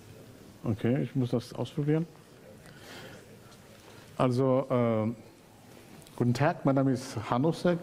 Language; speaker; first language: German; non-native, fluent; Polish